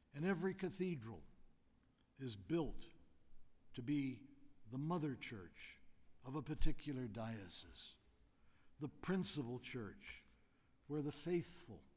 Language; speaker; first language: English; native; English